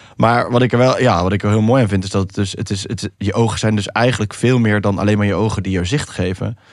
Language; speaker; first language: Dutch; early bilingual, other home language; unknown